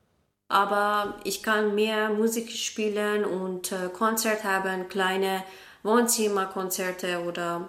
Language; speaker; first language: German; non-native, learner; Persian